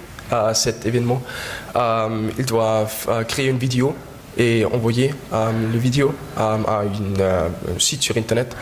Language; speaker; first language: French; non-native, learner; German